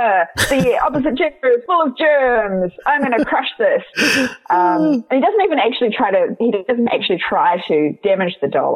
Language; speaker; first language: English; native; English